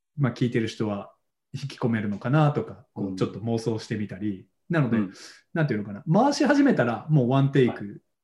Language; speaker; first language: Japanese; native; Japanese